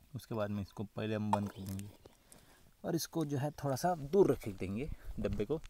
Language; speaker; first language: Hindi; non-native, local second language; Marathi